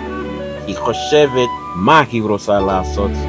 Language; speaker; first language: Hebrew; non-native, learner; English